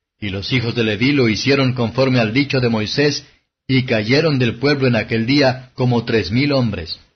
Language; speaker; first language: Spanish; non-native, fluent; Portuguese